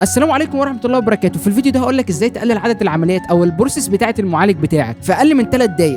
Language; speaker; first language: Arabic; native; Arabic